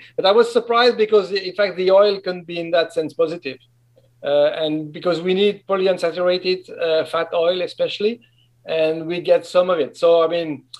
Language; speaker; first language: English; non-native, fluent; French